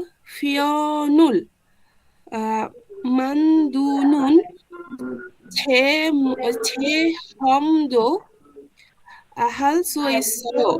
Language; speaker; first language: Korean; non-native, learner; Bangla